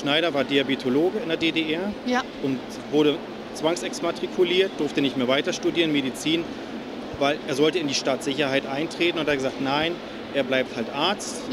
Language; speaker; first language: German; native; German